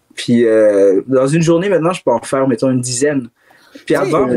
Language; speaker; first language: French; native; French